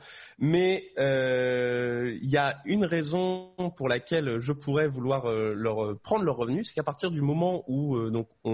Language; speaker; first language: French; native; French